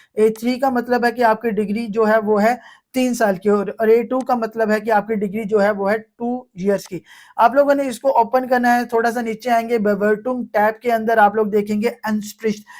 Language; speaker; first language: Urdu; non-native, local second language; Punjabi